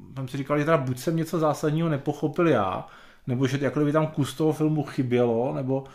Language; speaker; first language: Czech; native; Czech